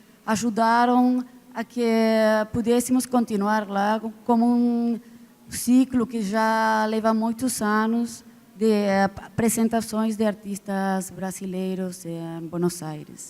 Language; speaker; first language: Portuguese; non-native, fluent; Spanish